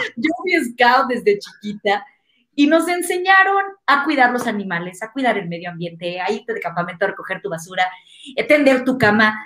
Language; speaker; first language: Spanish; native; Spanish